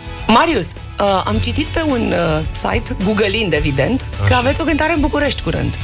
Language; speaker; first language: Romanian; native; Romanian